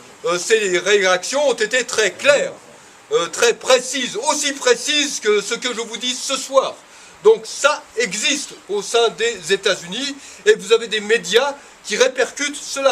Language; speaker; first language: French; native; French